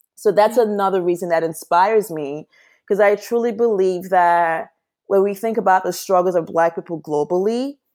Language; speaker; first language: English; non-native, local second language; Yoruba